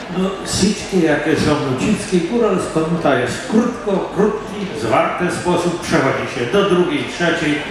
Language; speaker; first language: Polish; native; Polish